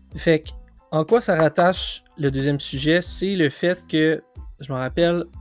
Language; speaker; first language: French; native; French